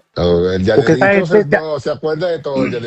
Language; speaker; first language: Spanish; native; Spanish